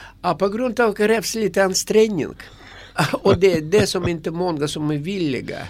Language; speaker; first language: Swedish; non-native, fluent; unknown